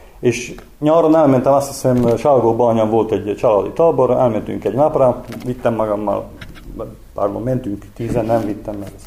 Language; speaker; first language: Hungarian; native; Hungarian